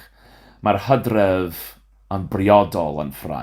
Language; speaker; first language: Welsh; non-native, learner; English